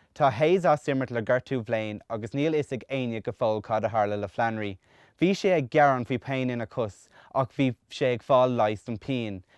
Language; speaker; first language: Irish; native; Irish